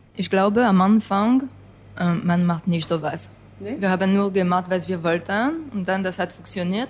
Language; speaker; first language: German; non-native, fluent; English